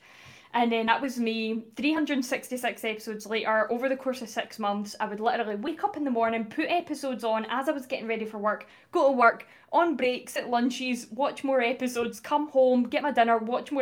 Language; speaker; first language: English; native; English